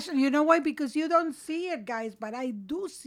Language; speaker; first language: English; non-native, fluent; Spanish